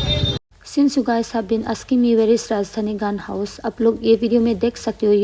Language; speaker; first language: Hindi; non-native, local second language; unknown